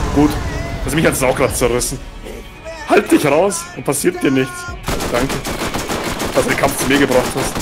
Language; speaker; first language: German; native; German